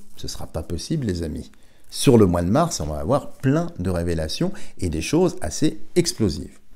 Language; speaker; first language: French; native; French